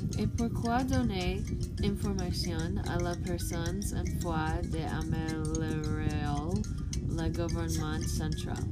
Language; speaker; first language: French; non-native, learner; English